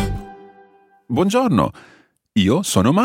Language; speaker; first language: Italian; non-native, fluent; English